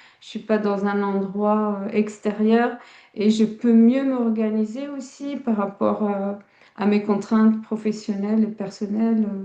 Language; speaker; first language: French; early bilingual, other home language; Tachelhit